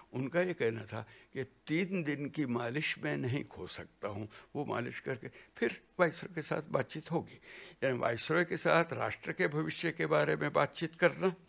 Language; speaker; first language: Hindi; non-native, local second language; Gujarati